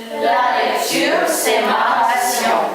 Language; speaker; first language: French; non-native, learner; Ukrainian